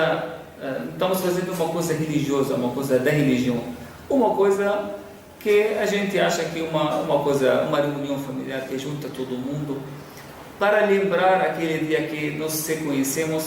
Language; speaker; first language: Portuguese; non-native, fluent; Arabic